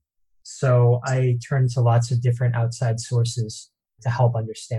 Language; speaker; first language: English; native; English